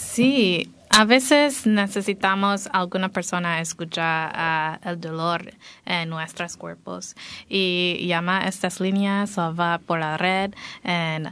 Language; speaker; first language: Spanish; non-native, learner; English